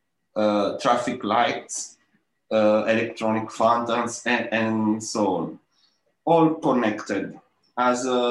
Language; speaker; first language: English; non-native, learner; Italian